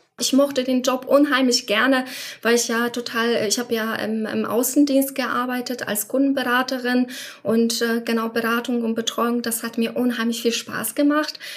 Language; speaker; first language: German; non-native, fluent; Polish